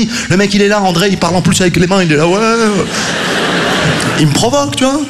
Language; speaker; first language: French; native; French